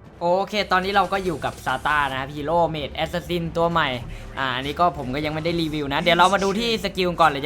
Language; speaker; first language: Thai; native; Thai